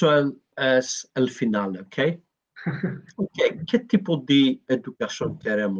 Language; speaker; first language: Spanish; non-native, learner; Greek